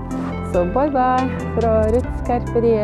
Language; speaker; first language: English; non-native, learner; Norwegian